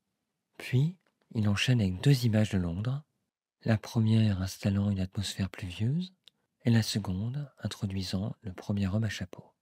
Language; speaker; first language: French; native; French